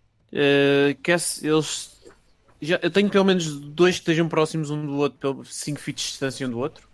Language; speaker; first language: Portuguese; native; Portuguese